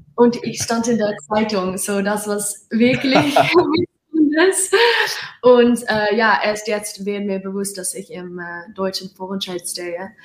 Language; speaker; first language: German; non-native, learner; Dutch